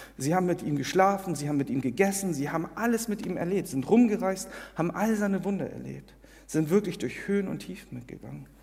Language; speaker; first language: German; early bilingual, other home language; Korean